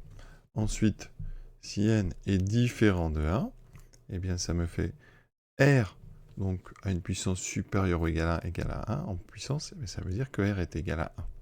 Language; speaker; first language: French; native; French